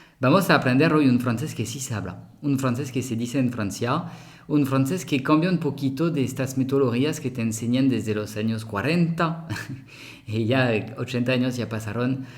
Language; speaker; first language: Spanish; non-native, fluent; French